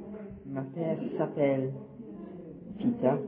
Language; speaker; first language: French; non-native, learner; English